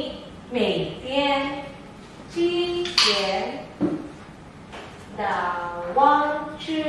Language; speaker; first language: Chinese; non-native, learner; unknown